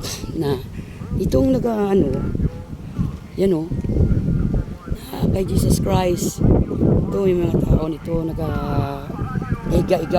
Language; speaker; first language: Filipino; non-native, local second language; Hiligaynon